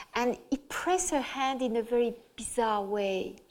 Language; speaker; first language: English; non-native, fluent; French